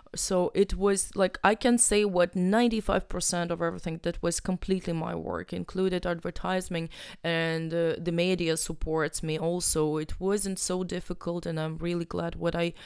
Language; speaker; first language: English; non-native, learner; Ukrainian